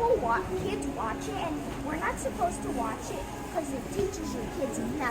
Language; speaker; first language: English; native; English